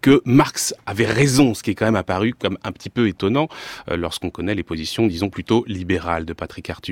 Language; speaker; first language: French; native; French